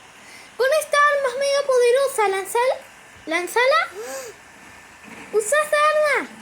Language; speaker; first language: Spanish; native; Spanish